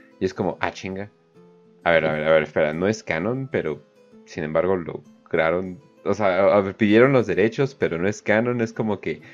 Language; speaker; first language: Spanish; native; Spanish